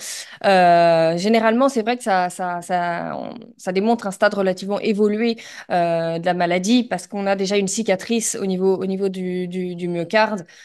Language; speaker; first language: French; native; French